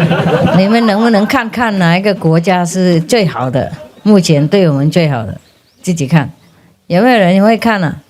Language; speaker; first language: Chinese; non-native, fluent; Vietnamese